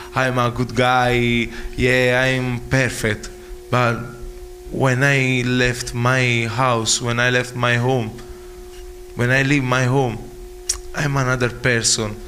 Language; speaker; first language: English; non-native, fluent; Italian